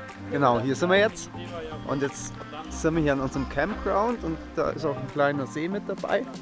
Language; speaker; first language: German; native; German